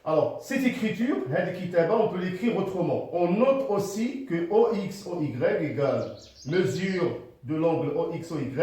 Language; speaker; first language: French; non-native, local second language; Arabic